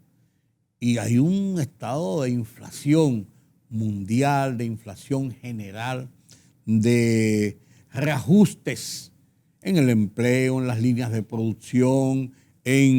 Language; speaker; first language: Spanish; native; Spanish